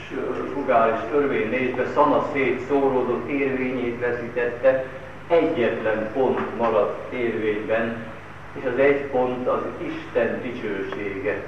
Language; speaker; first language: Hungarian; native; Hungarian